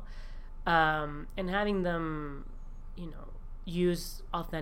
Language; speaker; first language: English; non-native, fluent; Spanish